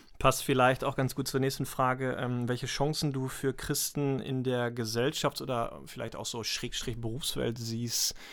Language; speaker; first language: German; native; German